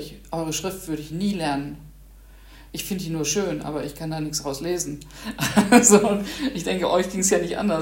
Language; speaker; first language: German; native; German